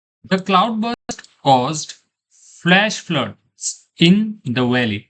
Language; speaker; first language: English; non-native, local second language; Gujarati